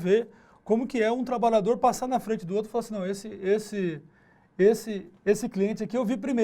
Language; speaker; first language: Portuguese; native; Portuguese